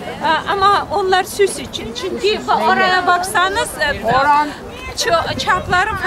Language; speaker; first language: Turkish; non-native, fluent; Russian